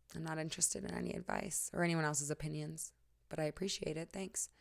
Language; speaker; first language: English; native; English